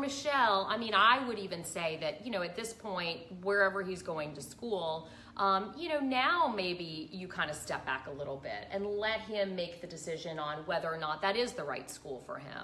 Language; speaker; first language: English; native; English